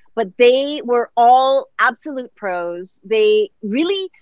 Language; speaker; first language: English; early bilingual, other home language; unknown